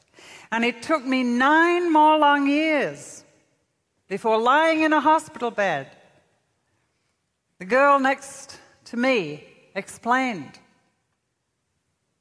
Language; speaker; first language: English; native; English